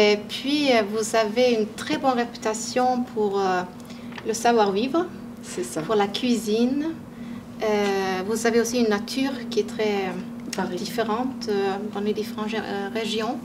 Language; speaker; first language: French; non-native, fluent; Swedish